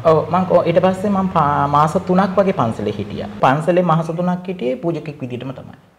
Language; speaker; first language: Sinhala; non-native, local second language; Tamil